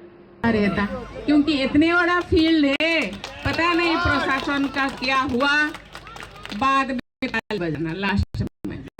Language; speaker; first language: Hindi; non-native, local second language; Santali